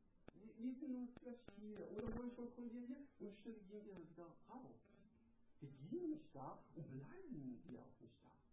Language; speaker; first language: German; non-native, learner; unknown